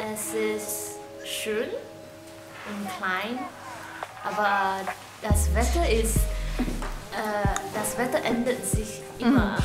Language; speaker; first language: German; non-native, learner; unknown